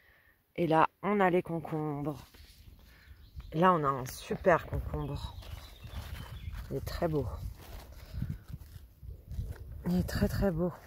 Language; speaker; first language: French; native; French